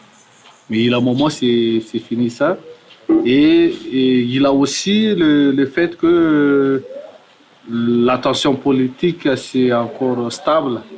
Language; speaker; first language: French; non-native, local second language; Malagasy